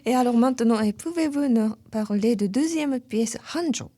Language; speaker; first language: French; non-native, fluent; Japanese